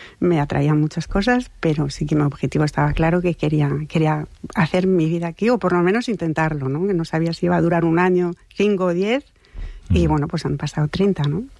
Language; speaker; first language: Spanish; non-native, fluent; French